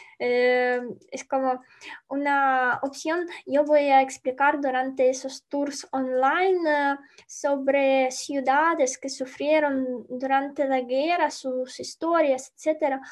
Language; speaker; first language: Spanish; non-native, learner; Ukrainian